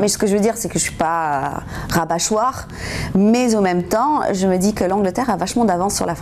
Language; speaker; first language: French; non-native, fluent; English